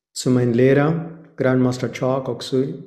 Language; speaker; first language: German; non-native, fluent; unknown